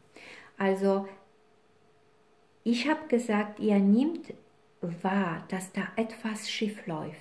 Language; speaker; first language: German; non-native, fluent; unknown